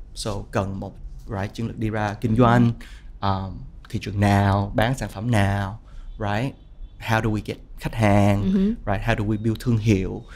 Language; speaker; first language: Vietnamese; early bilingual, heritage; Vietnamese